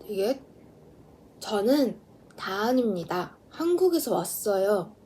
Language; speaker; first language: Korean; non-native, learner; Mongolian